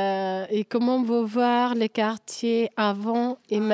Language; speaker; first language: French; non-native, learner; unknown